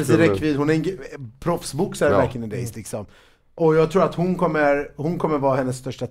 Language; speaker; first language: Swedish; native; Swedish